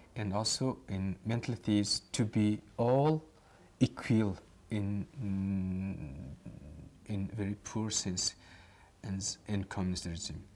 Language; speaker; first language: English; non-native, fluent; Mongolian